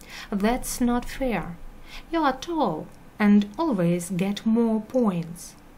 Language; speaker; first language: English; non-native, fluent; Russian